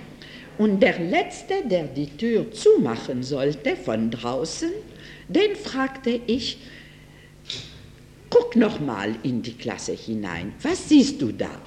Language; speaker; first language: German; non-native, fluent; French